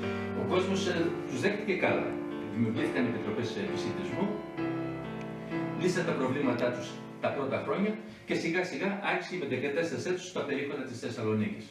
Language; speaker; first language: Greek; native; Greek